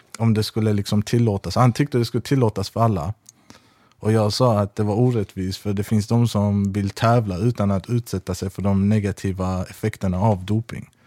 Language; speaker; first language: Swedish; early bilingual, other home language; Persian